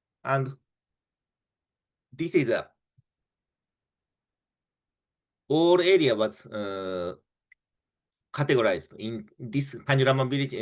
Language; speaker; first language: English; non-native, fluent; Japanese